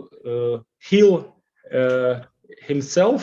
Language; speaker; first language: English; non-native, learner; Russian